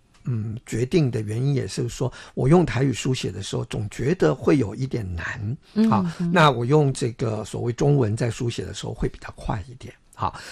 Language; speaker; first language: Chinese; non-native, local second language; Min Nan Chinese